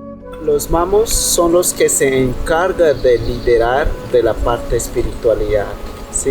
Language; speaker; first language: Spanish; non-native, local second language; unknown